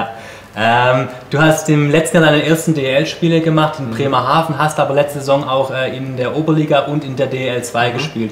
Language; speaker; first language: German; native; German